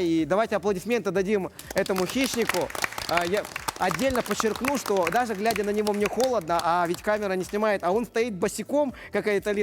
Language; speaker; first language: Russian; native; Russian